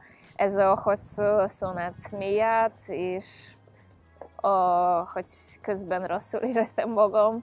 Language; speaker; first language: Hungarian; non-native, fluent; Polish